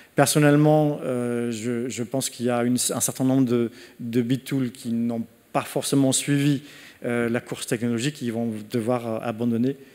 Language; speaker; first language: French; non-native, fluent; Danish